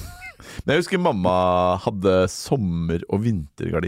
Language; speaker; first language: Norwegian; native; Norwegian